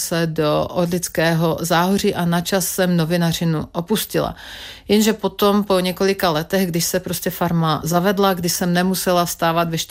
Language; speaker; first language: Czech; native; Czech